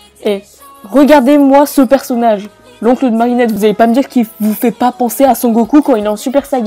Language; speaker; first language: French; native; French